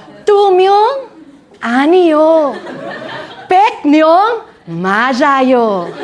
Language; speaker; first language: Korean; non-native, learner; Filipino